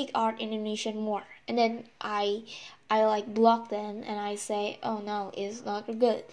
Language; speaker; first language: English; non-native, learner; Indonesian